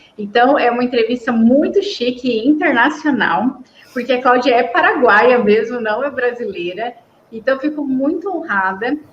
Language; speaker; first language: Portuguese; native; Portuguese